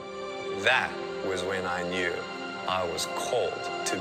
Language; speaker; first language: English; native; English